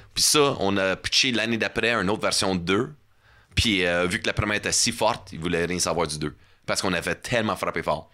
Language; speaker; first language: French; non-native, fluent; English